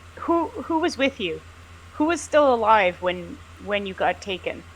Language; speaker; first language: English; native; English